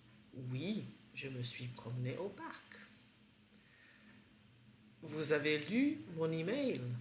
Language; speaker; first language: French; non-native, fluent; Czech